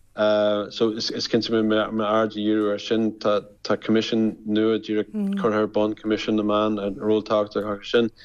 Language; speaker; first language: Irish; non-native, local second language; English